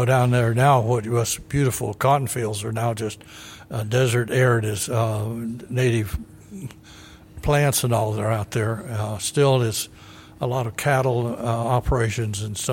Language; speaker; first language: English; native; English